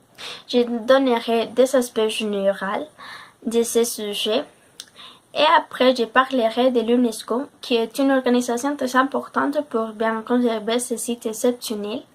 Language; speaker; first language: French; non-native, learner; Spanish